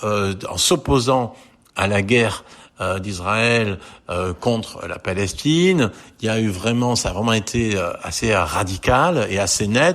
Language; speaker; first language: French; native; French